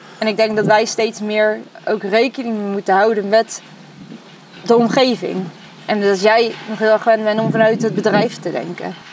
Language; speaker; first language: Dutch; native; Dutch